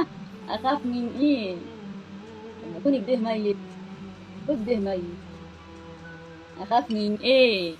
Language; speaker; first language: Arabic; native; Arabic